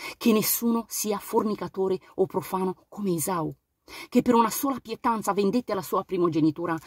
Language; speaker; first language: Italian; non-native, fluent; Romanian